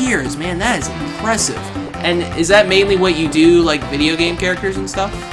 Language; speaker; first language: English; native; English